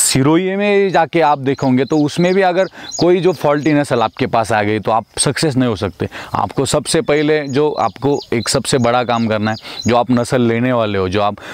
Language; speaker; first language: Hindi; non-native, local second language; Marathi